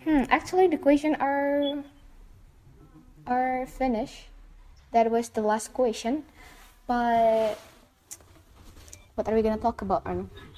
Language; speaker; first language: English; non-native, fluent; Indonesian